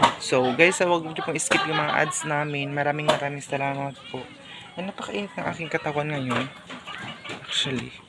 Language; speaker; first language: Filipino; non-native, local second language; Cebuano